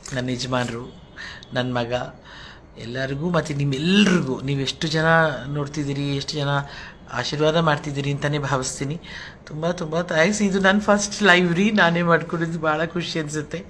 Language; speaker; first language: Kannada; non-native, local second language; Telugu